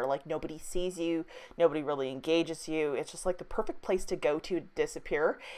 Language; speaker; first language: English; native; English